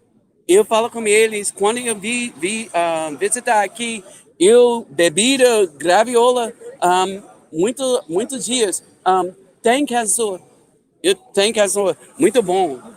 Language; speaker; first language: Portuguese; non-native, learner; English